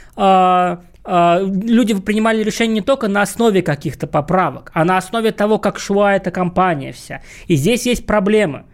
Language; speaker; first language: Russian; native; Russian